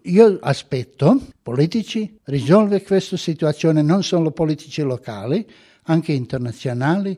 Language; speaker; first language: Italian; non-native, learner; Croatian